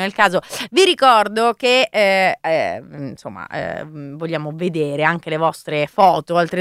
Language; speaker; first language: Italian; native; Italian